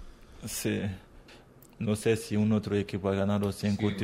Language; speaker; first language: Spanish; non-native, learner; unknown